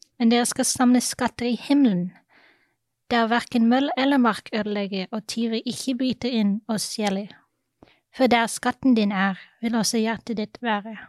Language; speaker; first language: Norwegian; non-native, fluent; English